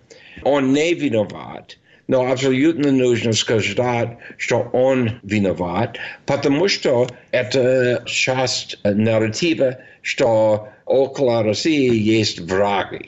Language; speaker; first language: Russian; non-native, fluent; English